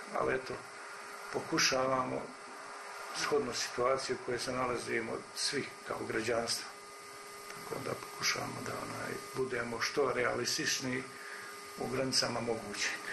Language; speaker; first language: Croatian; native; Croatian